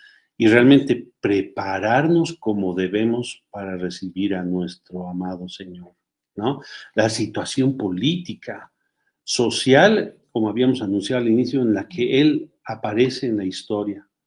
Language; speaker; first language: Spanish; native; Spanish